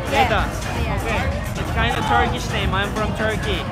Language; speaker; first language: English; non-native, learner; Turkish